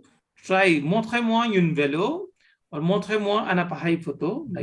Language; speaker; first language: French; non-native, fluent; Hindi